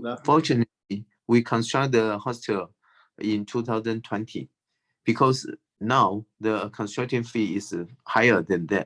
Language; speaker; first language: English; non-native, fluent; Chinese